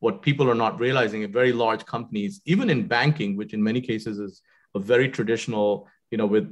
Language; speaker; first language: English; non-native, local second language; Hindi